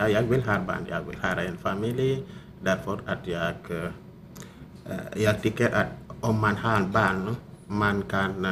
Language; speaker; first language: Swedish; non-native, learner; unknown